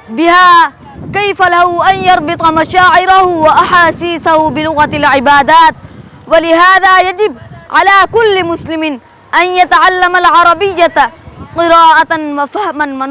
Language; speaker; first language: Arabic; non-native, learner; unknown